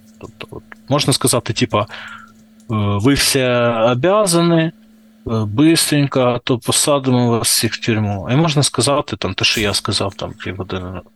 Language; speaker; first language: Ukrainian; non-native, local second language; Russian